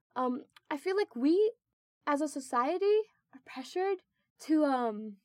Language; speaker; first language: English; non-native, local second language; Filipino